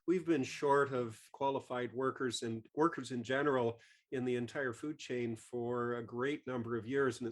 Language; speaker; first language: English; native; English